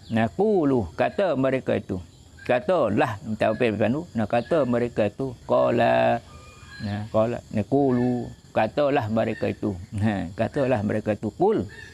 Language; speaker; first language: Malay; native; Malay